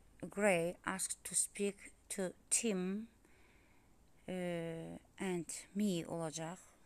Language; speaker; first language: English; non-native, fluent; Azerbaijani